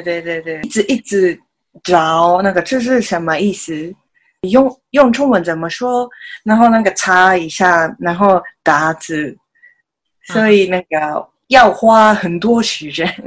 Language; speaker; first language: Chinese; non-native, learner; Japanese